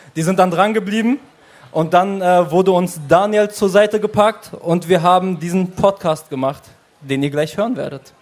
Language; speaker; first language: German; early bilingual, other home language; Arabic